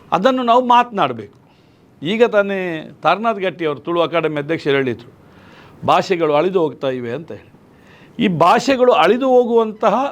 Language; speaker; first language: Kannada; non-native, local second language; Konkani